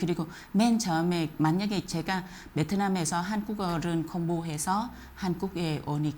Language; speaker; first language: Korean; non-native, fluent; Vietnamese